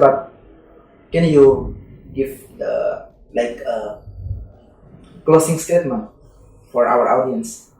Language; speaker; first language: English; non-native, learner; Indonesian